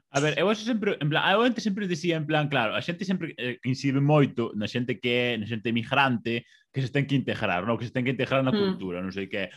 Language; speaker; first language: Galician; non-native, local second language; Spanish